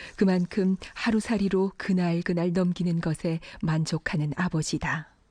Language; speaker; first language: Korean; native; Korean